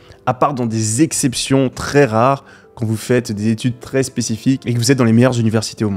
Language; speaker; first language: French; native; French